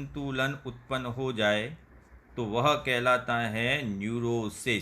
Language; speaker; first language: Hindi; native; Hindi